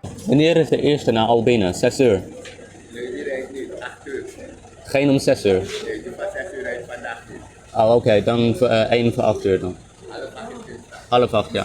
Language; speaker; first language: Dutch; non-native, learner; English